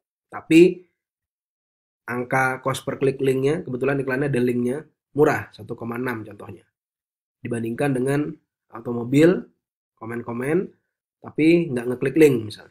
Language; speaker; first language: Indonesian; native; Indonesian